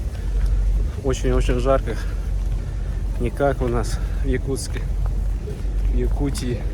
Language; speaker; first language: Russian; native; Russian